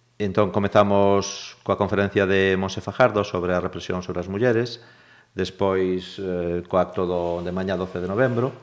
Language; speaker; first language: Galician; native; Galician